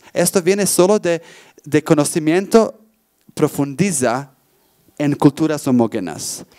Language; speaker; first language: Spanish; non-native, fluent; Bosnian